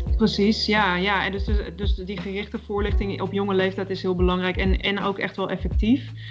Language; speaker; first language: Dutch; native; Dutch